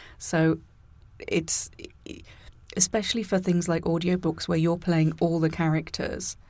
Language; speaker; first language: English; native; English